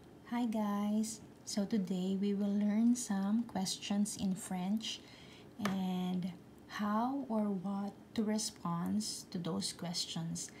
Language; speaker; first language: English; non-native, local second language; Filipino